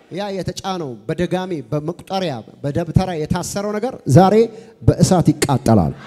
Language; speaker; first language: Amharic; native; Amharic